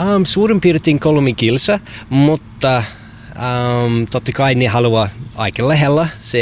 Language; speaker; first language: Finnish; non-native, learner; English